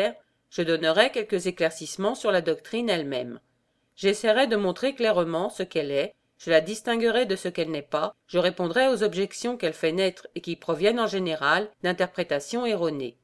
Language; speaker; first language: French; native; French